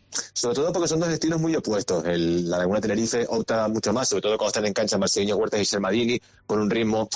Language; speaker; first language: Spanish; native; Spanish